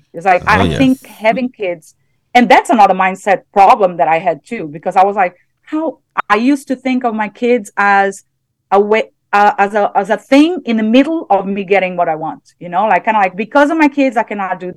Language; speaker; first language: English; non-native, fluent; Portuguese